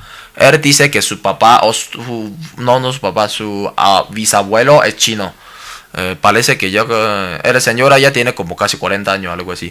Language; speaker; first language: Spanish; non-native, learner; Cantonese